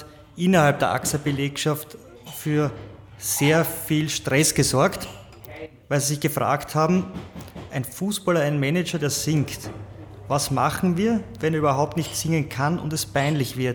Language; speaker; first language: German; native; German